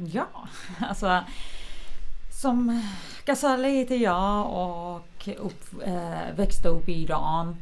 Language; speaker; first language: Swedish; non-native, fluent; Persian